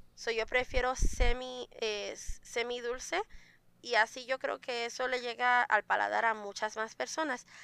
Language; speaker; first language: Spanish; native; Spanish